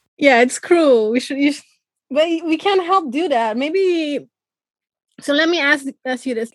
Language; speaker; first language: English; non-native, fluent; Persian